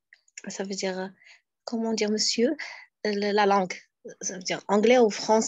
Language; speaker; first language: French; non-native, learner; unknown